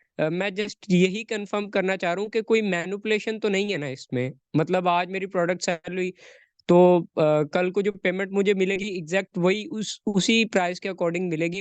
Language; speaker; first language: Urdu; non-native, local second language; Saraiki